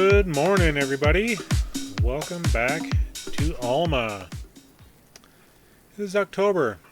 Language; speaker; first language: English; native; English